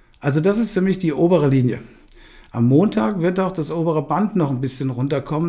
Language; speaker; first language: German; native; German